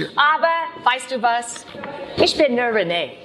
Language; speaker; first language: German; non-native, learner; English